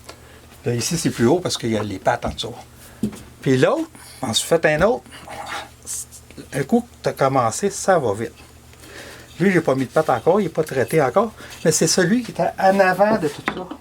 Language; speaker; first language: French; native; French